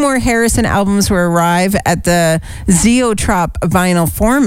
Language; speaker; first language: English; native; English